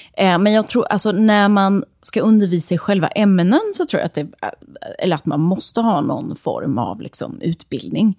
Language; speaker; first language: Swedish; early bilingual, other home language; Serbian